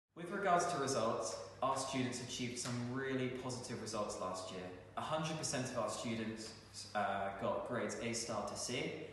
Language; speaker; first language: English; native; English